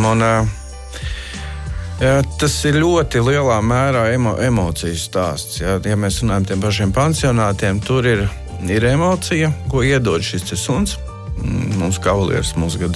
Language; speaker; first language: Latvian; native; Latvian